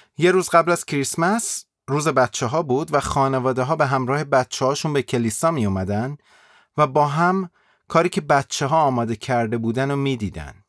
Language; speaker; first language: Persian; native; Persian